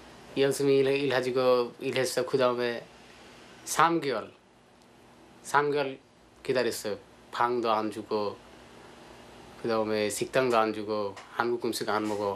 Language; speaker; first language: Korean; non-native, learner; Bangla